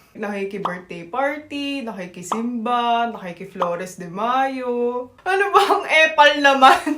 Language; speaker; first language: Filipino; native; Filipino